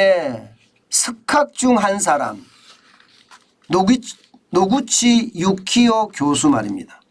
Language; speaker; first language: Korean; native; Korean